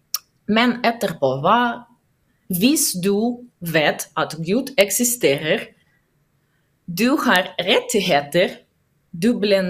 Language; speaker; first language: Norwegian; non-native, learner; Russian